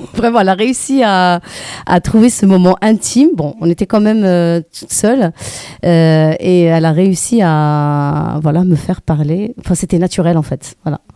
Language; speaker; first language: French; non-native, local second language; Arabic